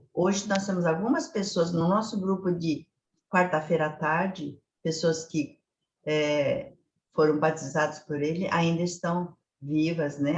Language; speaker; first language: Portuguese; early bilingual, other home language; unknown